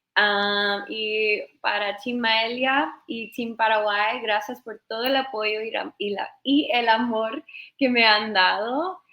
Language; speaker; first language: Spanish; early bilingual, heritage; Spanish